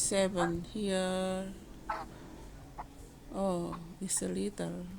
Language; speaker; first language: English; non-native, learner; Indonesian